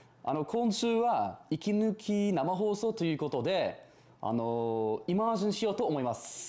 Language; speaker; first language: Japanese; non-native, learner; English